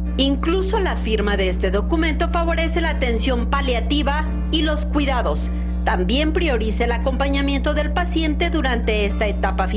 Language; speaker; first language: Spanish; native; Spanish